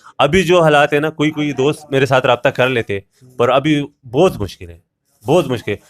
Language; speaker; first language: Urdu; non-native, local second language; Pashto